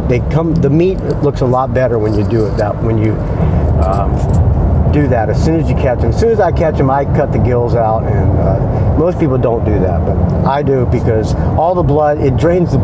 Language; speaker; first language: English; native; English